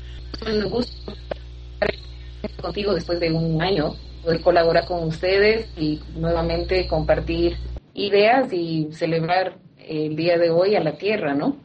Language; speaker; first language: Spanish; non-native, fluent; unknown